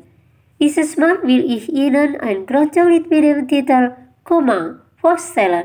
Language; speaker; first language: German; non-native, fluent; Indonesian